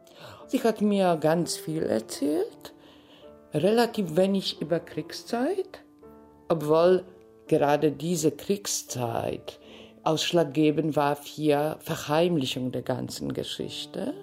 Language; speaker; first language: German; non-native, fluent; Polish